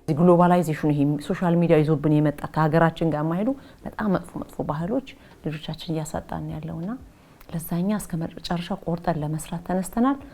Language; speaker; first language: Amharic; native; Amharic